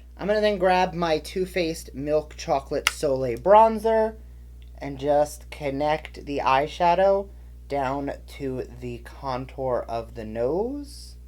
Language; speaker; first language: English; native; English